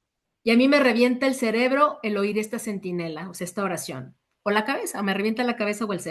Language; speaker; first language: Spanish; native; Spanish